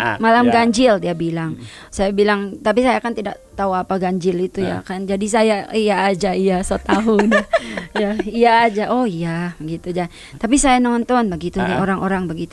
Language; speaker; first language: Indonesian; non-native, fluent; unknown